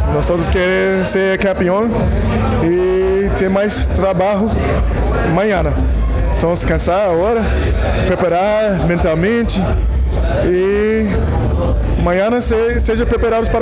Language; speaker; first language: Spanish; non-native, learner; Portuguese